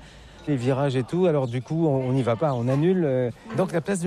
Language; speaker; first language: French; native; French